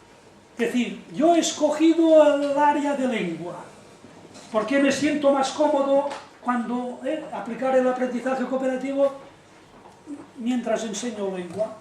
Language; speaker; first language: Spanish; native; Spanish